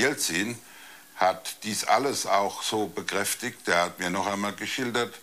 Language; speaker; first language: German; native; German